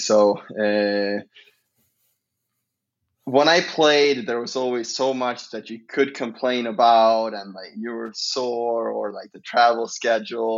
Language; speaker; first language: English; non-native, fluent; Swedish